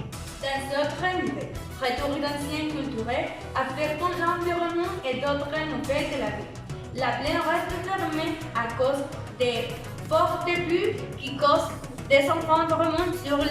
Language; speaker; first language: French; non-native, learner; Spanish